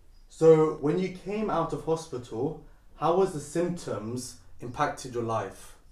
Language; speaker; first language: English; native; English